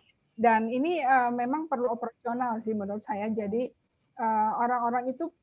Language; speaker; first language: Indonesian; native; Indonesian